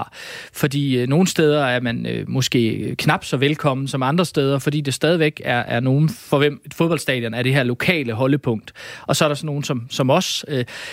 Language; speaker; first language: Danish; native; Danish